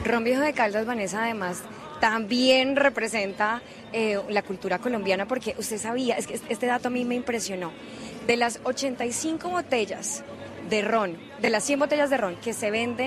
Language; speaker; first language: Spanish; native; Spanish